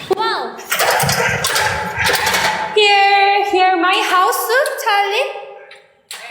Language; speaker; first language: English; non-native, learner; Thai